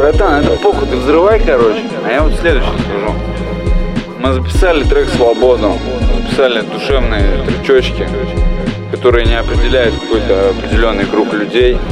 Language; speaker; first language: Russian; native; Russian